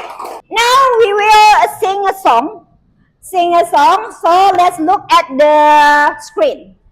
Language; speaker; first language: English; non-native, fluent; Indonesian